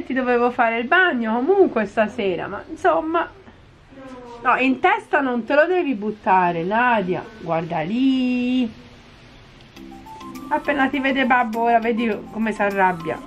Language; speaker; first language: Italian; native; Italian